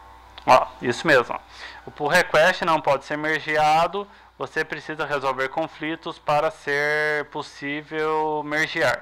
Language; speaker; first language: Portuguese; native; Portuguese